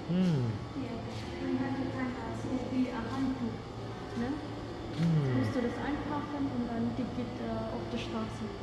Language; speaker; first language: German; non-native, learner; Hiligaynon